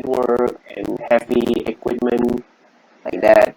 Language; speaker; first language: English; non-native, learner; Indonesian